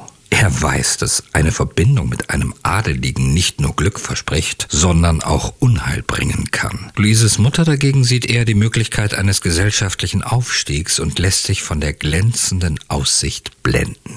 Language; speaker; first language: German; native; German